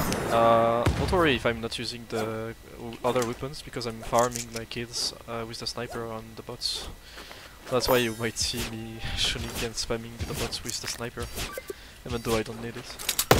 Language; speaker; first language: English; non-native, fluent; French